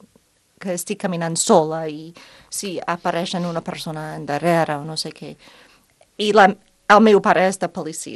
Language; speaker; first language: Catalan; non-native, fluent; English